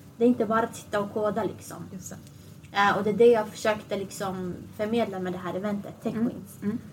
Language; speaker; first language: Swedish; early bilingual, other home language; Assyrian Neo-Aramaic